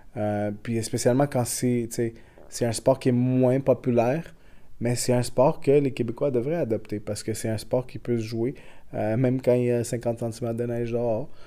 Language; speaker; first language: French; early bilingual, other home language; Portuguese